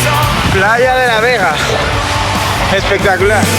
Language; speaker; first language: Spanish; native; Spanish